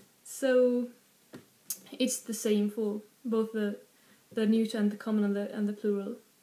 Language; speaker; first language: English; non-native, fluent; Swedish